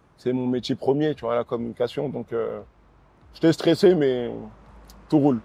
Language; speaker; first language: French; early bilingual, other home language; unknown